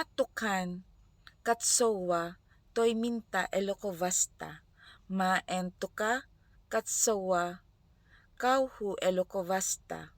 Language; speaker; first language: Finnish; non-native, learner; Filipino